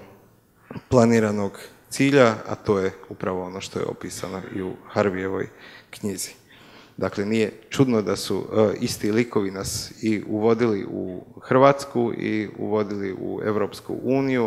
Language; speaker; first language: Croatian; native; Croatian